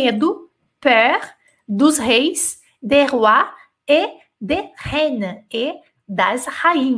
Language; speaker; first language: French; non-native, fluent; Portuguese